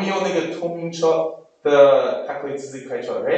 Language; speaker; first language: Chinese; non-native, learner; English